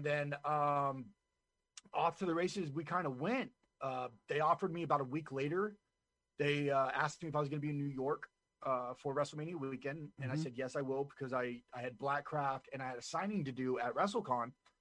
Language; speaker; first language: English; native; English